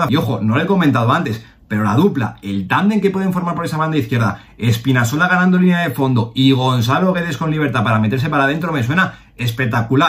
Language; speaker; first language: Spanish; native; Spanish